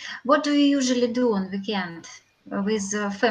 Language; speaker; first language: English; non-native, learner; Russian